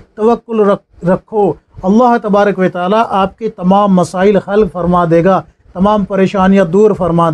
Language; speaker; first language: Urdu; native; Urdu